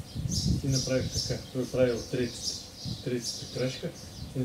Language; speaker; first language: Bulgarian; non-native, learner; Russian